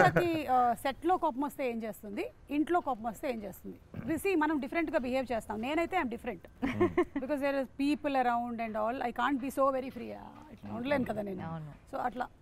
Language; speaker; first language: Telugu; native; Telugu